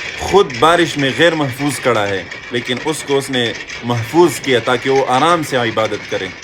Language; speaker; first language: Urdu; non-native, local second language; Pashto